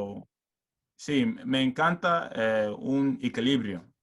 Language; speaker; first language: Spanish; non-native, learner; English